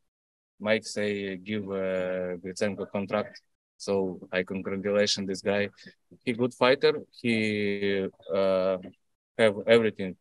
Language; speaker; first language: English; non-native, learner; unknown